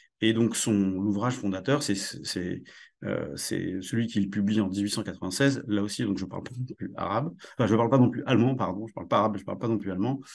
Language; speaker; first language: French; native; French